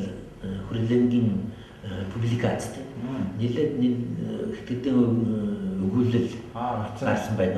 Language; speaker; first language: Mongolian; non-native, fluent; French